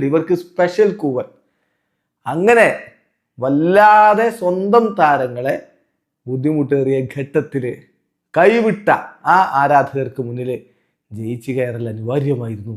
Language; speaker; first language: Malayalam; native; Malayalam